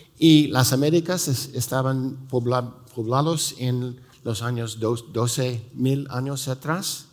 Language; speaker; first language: Spanish; non-native, fluent; English